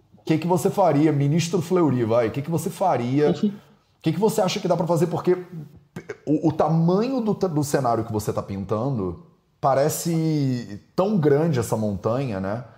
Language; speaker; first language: Portuguese; native; Portuguese